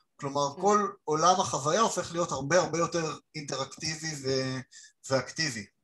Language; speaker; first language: Hebrew; native; Hebrew